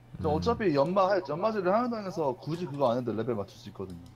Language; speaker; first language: Korean; native; Korean